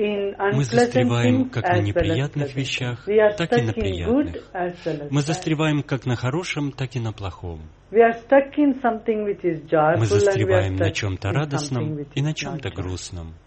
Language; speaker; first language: Russian; native; Russian